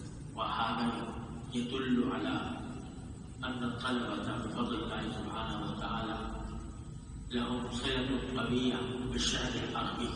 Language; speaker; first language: Arabic; non-native, fluent; Urdu